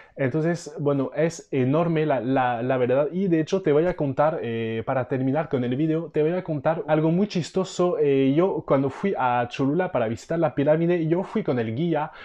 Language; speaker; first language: Spanish; non-native, fluent; French